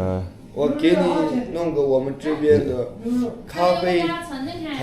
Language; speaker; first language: Chinese; non-native, local second language; Tibetan